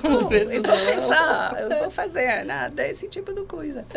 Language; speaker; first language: Portuguese; non-native, learner; English